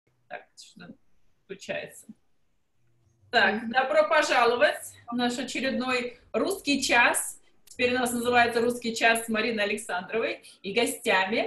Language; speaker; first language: Russian; native; Russian